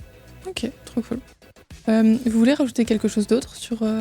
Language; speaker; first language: French; native; French